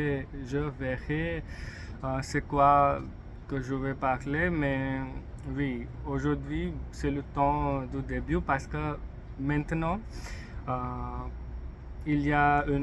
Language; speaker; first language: French; non-native, learner; English